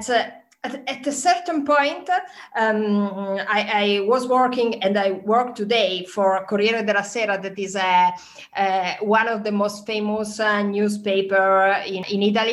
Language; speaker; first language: English; non-native, fluent; Italian